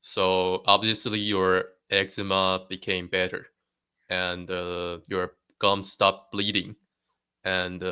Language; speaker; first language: English; non-native, fluent; Chinese